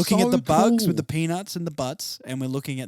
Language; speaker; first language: English; native; English